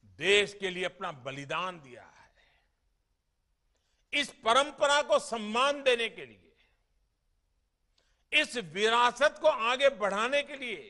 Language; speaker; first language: Hindi; non-native, local second language; Gujarati